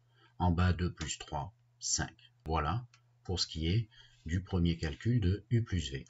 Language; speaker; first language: French; native; French